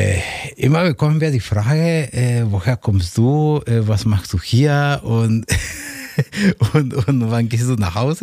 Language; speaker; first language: German; non-native, fluent; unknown